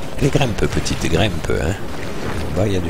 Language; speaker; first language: French; native; French